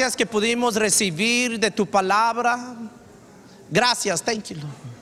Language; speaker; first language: Spanish; early bilingual, heritage; Spanish